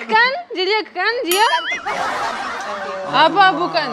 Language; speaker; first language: Indonesian; non-native, learner; Russian